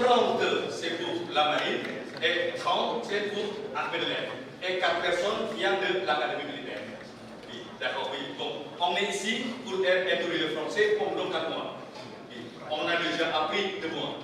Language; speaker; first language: French; non-native, learner; Indonesian